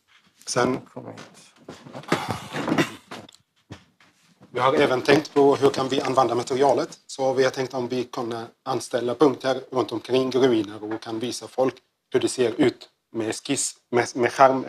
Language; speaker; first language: Swedish; non-native, learner; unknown